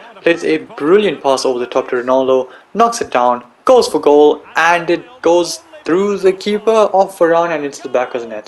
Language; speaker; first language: English; native; English